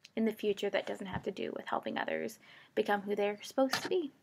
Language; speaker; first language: English; native; English